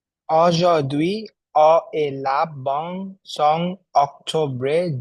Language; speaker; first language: French; non-native, learner; Bangla